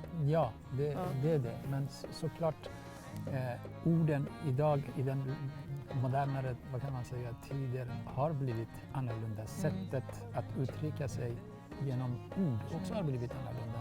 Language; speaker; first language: Swedish; native; Swedish